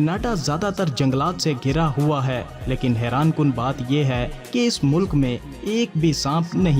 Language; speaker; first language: Urdu; native; Urdu